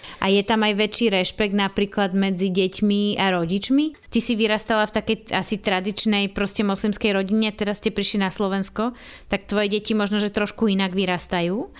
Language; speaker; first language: Slovak; native; Slovak